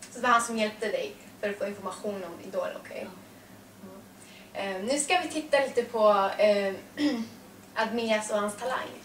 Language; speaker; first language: Swedish; native; Swedish